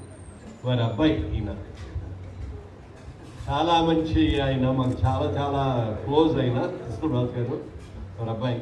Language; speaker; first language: Telugu; native; Telugu